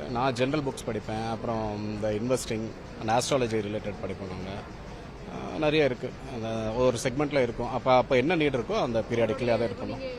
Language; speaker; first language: Tamil; native; Tamil